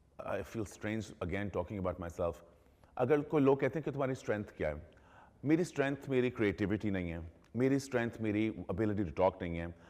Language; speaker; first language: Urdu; early bilingual, heritage; Urdu